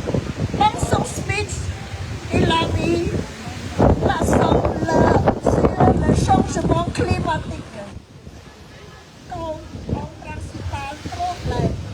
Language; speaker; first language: French; non-native, fluent; Khmer